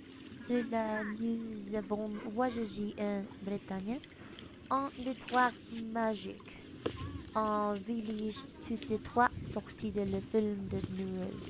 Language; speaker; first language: French; non-native, learner; Spanish